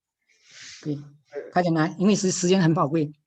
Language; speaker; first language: Chinese; native; Chinese